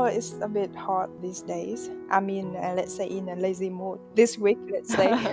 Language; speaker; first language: English; non-native, fluent; Vietnamese